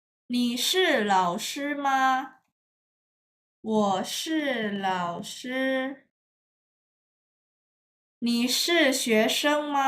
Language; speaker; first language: Chinese; non-native, fluent; Indonesian